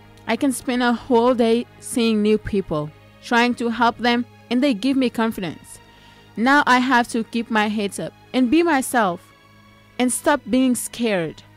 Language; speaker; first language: English; non-native, fluent; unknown